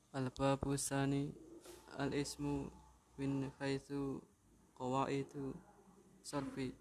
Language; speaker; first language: Arabic; non-native, learner; Indonesian